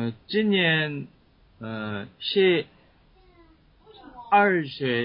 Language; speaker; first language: Chinese; non-native, learner; Korean